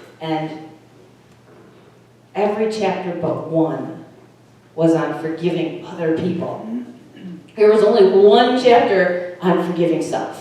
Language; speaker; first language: English; native; English